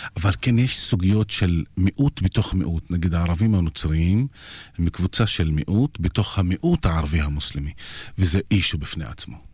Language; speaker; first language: Hebrew; non-native, local second language; Arabic